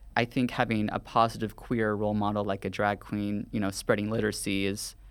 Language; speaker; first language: English; native; English